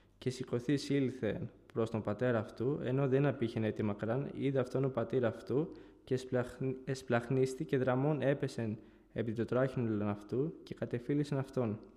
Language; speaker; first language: Greek; early bilingual, other home language; Bulgarian